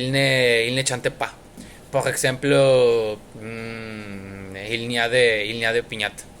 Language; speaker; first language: French; non-native, learner; Spanish